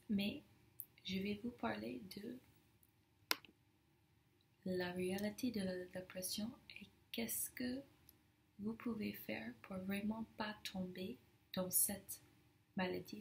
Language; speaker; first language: French; non-native, fluent; English